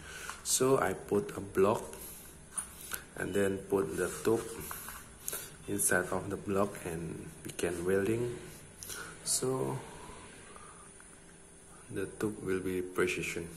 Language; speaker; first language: English; non-native, learner; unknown